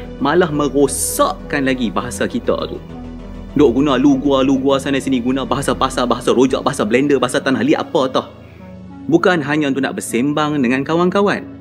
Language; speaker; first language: Malay; native; Malay